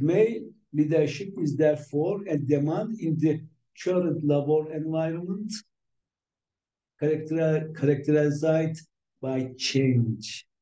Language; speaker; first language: English; non-native, fluent; Turkish